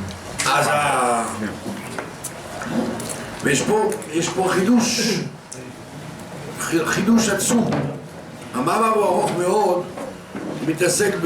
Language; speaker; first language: Hebrew; non-native, fluent; French